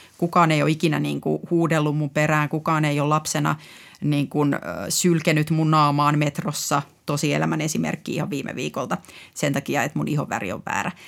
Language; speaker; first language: Finnish; native; Finnish